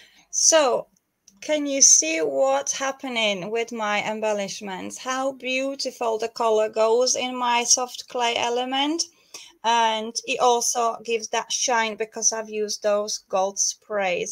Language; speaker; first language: English; non-native, fluent; Polish